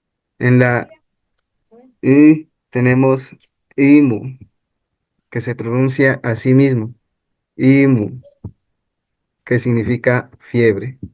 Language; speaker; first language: Spanish; non-native, local second language; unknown